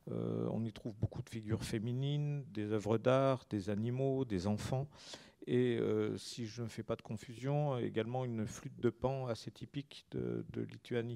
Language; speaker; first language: French; native; French